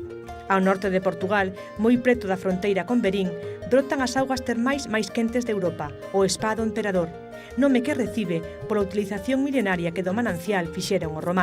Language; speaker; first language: Galician; native; Galician